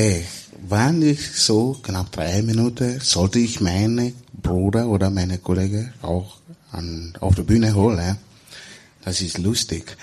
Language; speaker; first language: German; non-native, learner; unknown